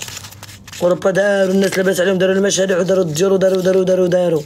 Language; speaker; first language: Arabic; native; Arabic